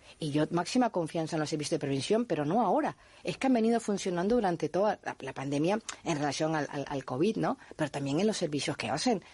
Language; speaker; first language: Spanish; native; Spanish